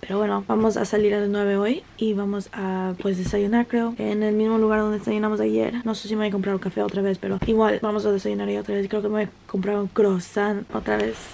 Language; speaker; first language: Spanish; early bilingual, heritage; Spanish